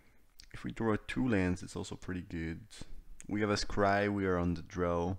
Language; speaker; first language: English; non-native, fluent; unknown